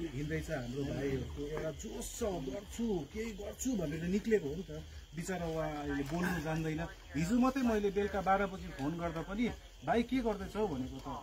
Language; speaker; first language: Nepali; native; Nepali